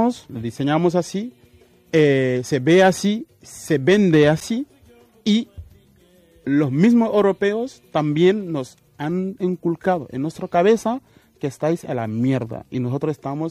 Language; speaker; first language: Spanish; non-native, fluent; Wolof